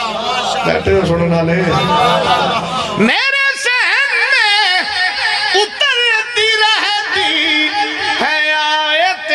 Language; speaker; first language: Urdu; non-native, local second language; Punjabi